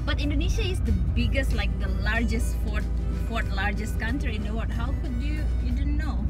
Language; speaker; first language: English; non-native, fluent; Indonesian